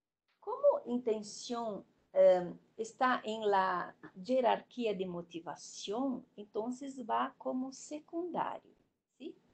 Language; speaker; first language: Spanish; non-native, learner; Portuguese